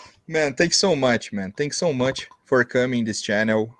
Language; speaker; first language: English; non-native, learner; Portuguese